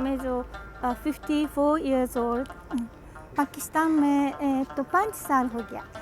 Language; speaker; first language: Hindi; non-native, learner; Japanese